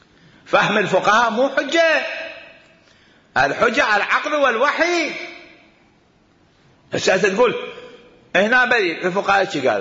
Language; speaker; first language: Arabic; native; Arabic